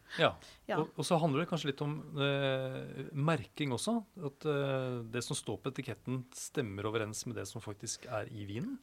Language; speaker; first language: Norwegian; native; Norwegian